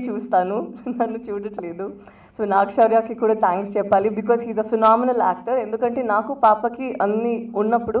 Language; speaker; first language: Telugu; non-native, local second language; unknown